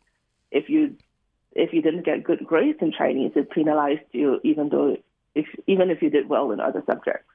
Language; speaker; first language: English; native; English